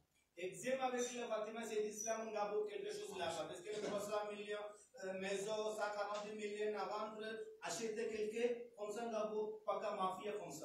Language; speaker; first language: French; non-native, learner; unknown